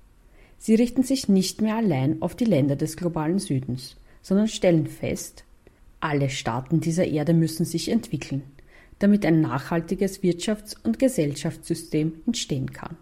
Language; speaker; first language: German; native; German